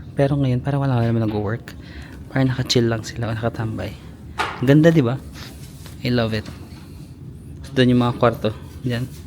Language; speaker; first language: Filipino; native; Filipino